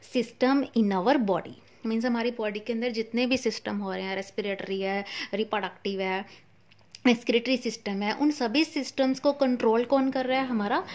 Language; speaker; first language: Hindi; non-native, local second language; Punjabi